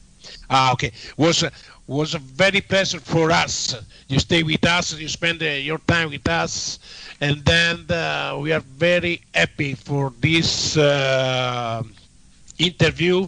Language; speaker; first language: English; non-native, learner; Italian